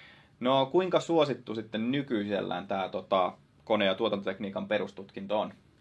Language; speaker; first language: Finnish; native; Finnish